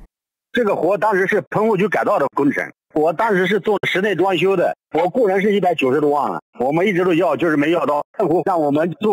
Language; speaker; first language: Chinese; native; Chinese